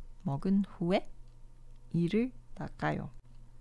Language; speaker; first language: Korean; non-native, fluent; Portuguese